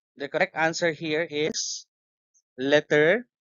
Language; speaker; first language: English; non-native, local second language; Filipino